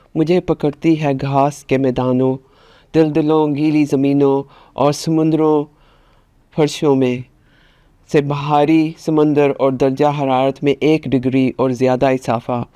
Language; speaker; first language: Urdu; early bilingual, heritage; Urdu